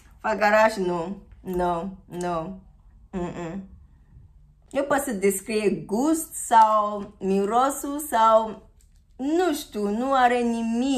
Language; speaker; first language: Romanian; non-native, learner; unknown